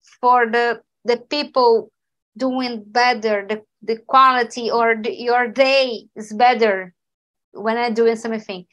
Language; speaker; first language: English; non-native, learner; Portuguese